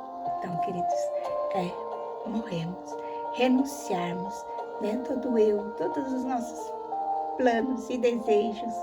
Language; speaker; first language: Portuguese; native; Portuguese